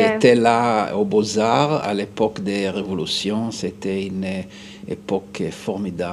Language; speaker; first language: French; non-native, fluent; Hebrew